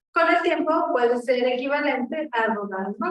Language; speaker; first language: Spanish; native; Spanish